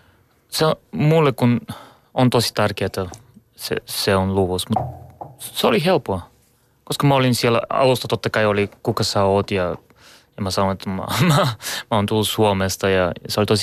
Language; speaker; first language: Finnish; non-native, learner; Bulgarian